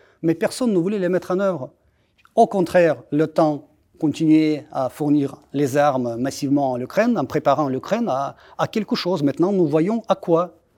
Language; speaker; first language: French; non-native, fluent; Russian